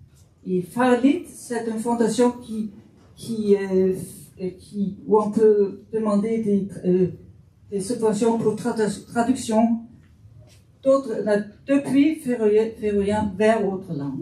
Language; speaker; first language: French; non-native, fluent; Faroese